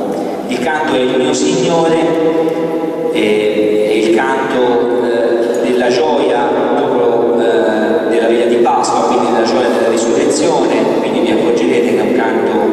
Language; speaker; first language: Italian; native; Italian